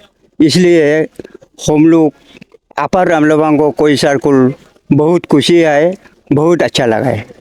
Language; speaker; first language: Hindi; non-native, local second language; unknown